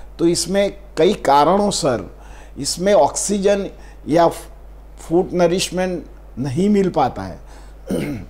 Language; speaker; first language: Hindi; non-native, local second language; Gujarati